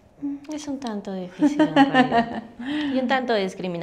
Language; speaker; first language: Spanish; native; Spanish